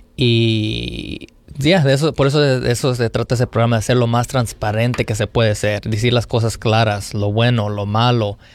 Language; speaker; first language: Spanish; early bilingual, heritage; Spanish